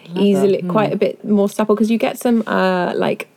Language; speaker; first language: English; native; English